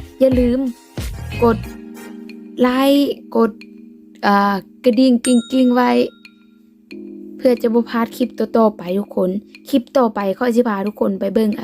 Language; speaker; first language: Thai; non-native, local second language; Lao